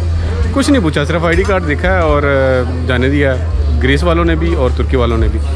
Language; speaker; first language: Hindi; native; Hindi